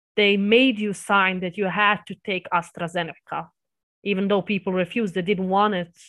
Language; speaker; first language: English; early bilingual, other home language; Serbian